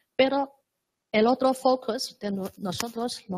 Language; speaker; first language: Spanish; non-native, fluent; Chinese